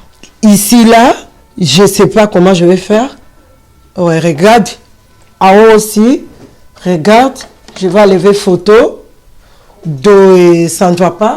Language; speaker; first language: French; non-native, learner; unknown